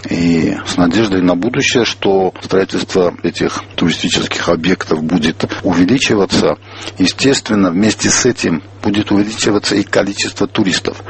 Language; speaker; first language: Russian; non-native, local second language; Armenian